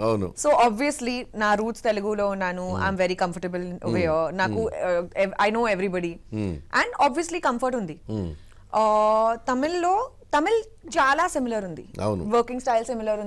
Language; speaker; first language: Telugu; non-native, fluent; Hindi